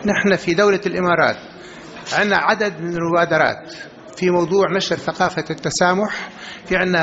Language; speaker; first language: Arabic; native; Arabic